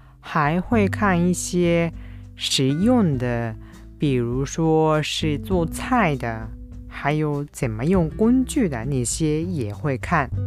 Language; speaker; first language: Chinese; non-native, fluent; Japanese